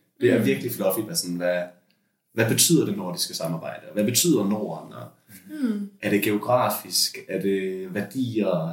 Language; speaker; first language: Danish; native; Danish